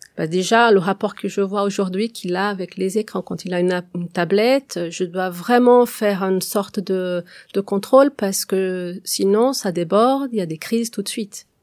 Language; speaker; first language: French; non-native, fluent; Portuguese